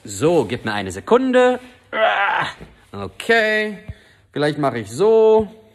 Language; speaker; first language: German; non-native, fluent; English